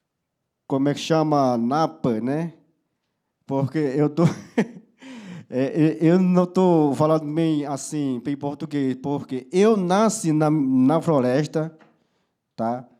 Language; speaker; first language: Portuguese; non-native, local second language; Yanomámi